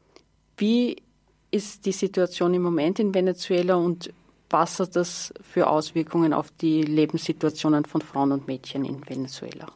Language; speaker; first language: German; native; German